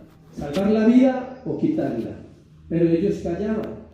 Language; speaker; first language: Spanish; native; Spanish